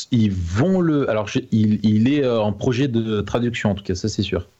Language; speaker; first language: French; native; French